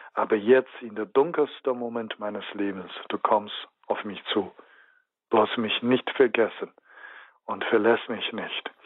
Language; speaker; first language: German; non-native, fluent; Chinese